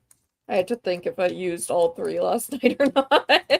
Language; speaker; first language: English; native; English